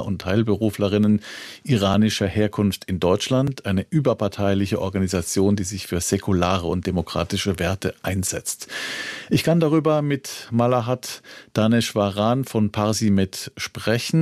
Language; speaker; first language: German; native; German